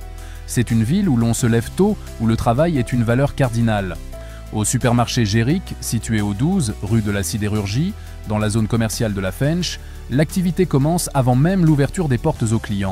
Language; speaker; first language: French; native; French